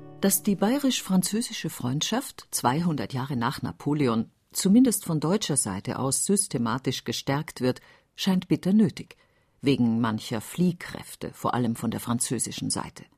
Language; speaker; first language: German; native; German